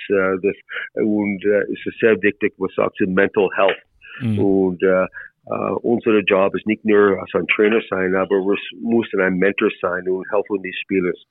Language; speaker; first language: German; non-native, learner; English